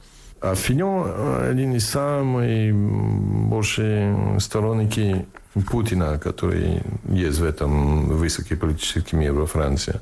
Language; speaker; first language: Russian; non-native, fluent; English